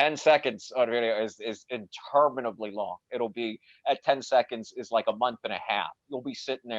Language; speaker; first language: English; native; English